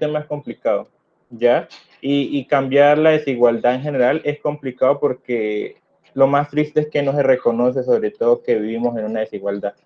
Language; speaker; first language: Spanish; native; Spanish